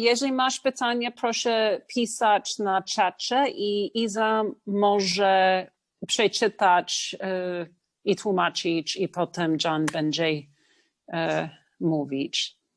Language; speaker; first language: Polish; non-native, learner; English